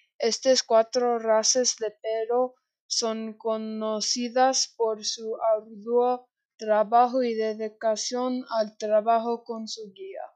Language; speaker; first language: Spanish; non-native, learner; English